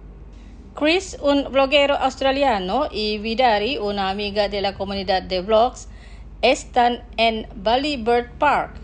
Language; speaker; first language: Spanish; non-native, fluent; Indonesian